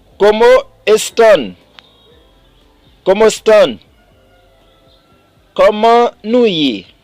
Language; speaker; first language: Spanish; non-native, fluent; Haitian Creole